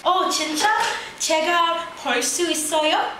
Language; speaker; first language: Korean; non-native, learner; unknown